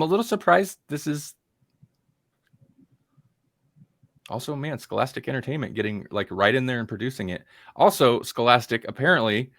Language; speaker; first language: English; native; English